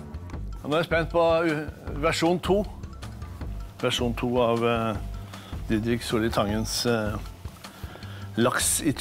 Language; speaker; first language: Norwegian; native; Norwegian